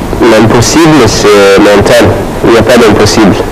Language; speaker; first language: French; non-native, fluent; Arabic